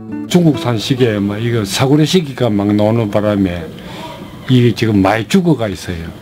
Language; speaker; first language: Korean; native; Korean